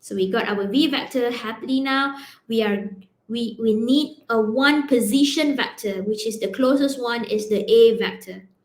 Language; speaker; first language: English; non-native, local second language; Malay